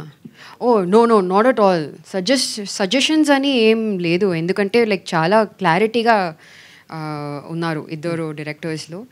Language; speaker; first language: Telugu; non-native, fluent; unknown